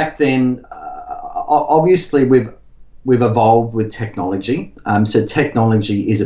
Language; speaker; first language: English; native; English